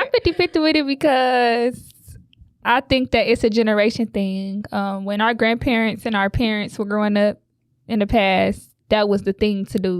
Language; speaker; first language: English; native; English